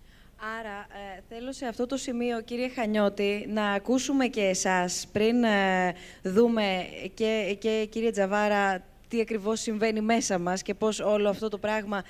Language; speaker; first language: Greek; native; Greek